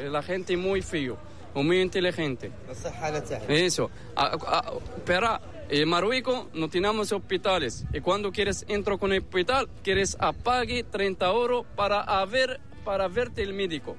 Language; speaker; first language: Spanish; non-native, learner; Arabic